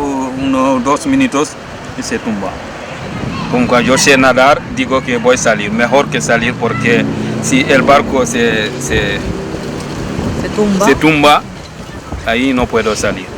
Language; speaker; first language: Spanish; non-native, fluent; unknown